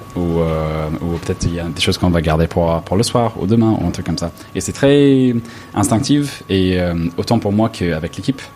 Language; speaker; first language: French; non-native, fluent; English